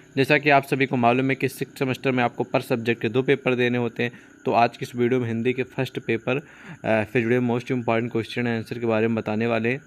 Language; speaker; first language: Hindi; non-native, local second language; Punjabi